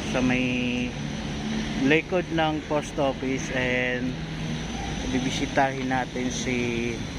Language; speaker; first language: Filipino; native; Filipino